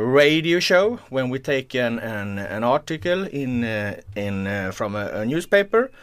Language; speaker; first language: English; non-native, learner; Swedish